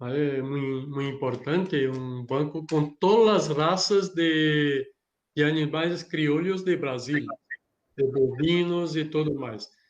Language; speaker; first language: Spanish; non-native, learner; Portuguese